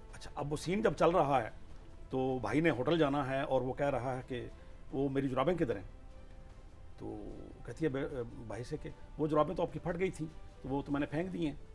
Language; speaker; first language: Urdu; non-native, local second language; Punjabi